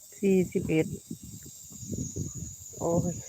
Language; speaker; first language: Thai; non-native, local second language; Northeastern Thai